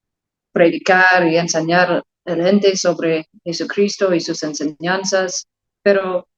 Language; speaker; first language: Spanish; non-native, learner; English